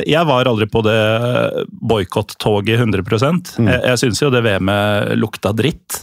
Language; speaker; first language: Norwegian; native; Norwegian